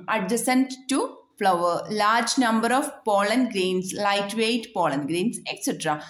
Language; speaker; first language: English; non-native, local second language; Malayalam